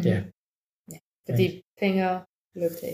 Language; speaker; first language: Danish; non-native, learner; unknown